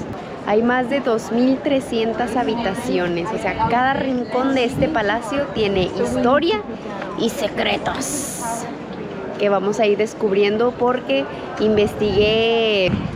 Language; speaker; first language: Spanish; native; Spanish